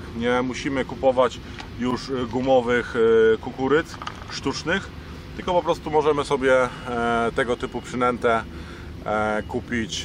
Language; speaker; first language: Polish; native; Polish